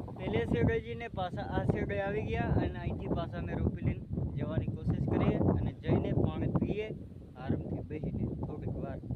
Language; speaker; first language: Gujarati; non-native, local second language; Bhili